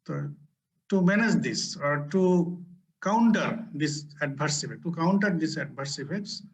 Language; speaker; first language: English; non-native, local second language; Bangla